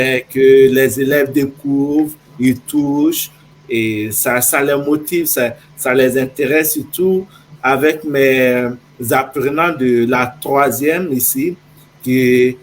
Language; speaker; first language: French; non-native, fluent; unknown